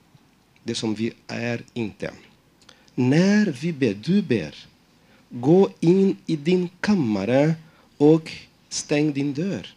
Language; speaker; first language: Swedish; non-native, fluent; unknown